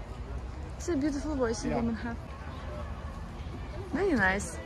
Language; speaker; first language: English; non-native, learner; Russian